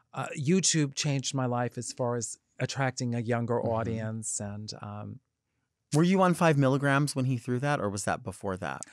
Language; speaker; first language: English; native; English